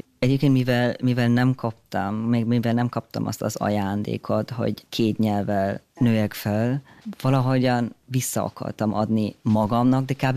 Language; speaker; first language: Hungarian; non-native, fluent; German